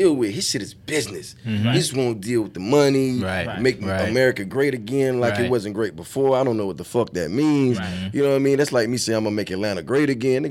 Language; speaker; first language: English; native; English